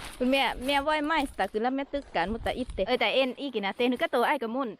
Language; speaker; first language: Finnish; non-native, learner; Thai